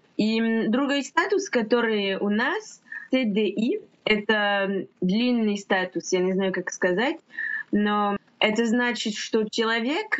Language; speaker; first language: Russian; non-native, fluent; French